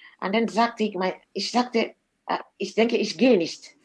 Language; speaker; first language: German; non-native, fluent; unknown